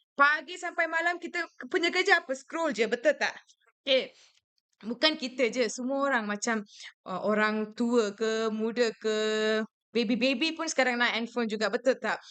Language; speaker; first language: Malay; non-native, local second language; Tamil